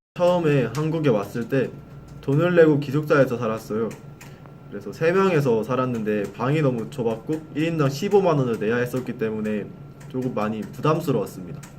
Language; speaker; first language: Korean; non-native, fluent; Thai